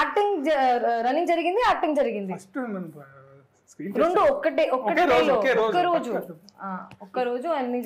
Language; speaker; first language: Telugu; non-native, learner; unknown